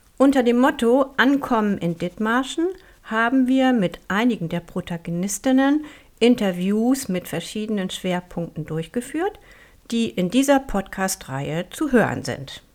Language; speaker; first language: German; native; German